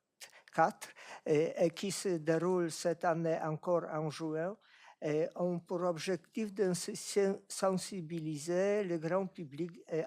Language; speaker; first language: French; non-native, fluent; Polish